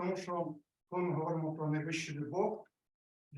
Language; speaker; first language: Ukrainian; native; Ukrainian